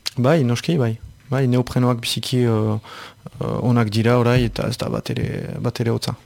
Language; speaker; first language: Basque; native; Basque